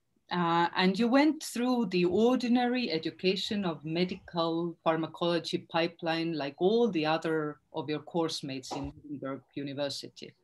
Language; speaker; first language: English; non-native, fluent; Estonian